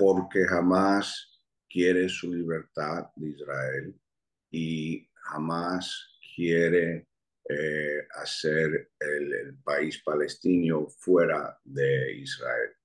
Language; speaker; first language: Spanish; early bilingual, heritage; Spanish